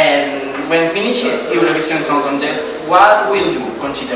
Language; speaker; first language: English; non-native, learner; Spanish